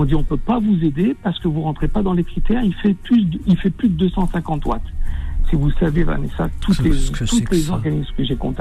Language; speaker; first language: French; native; French